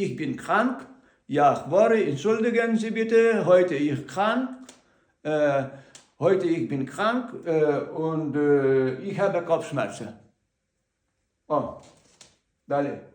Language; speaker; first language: German; non-native, learner; Ukrainian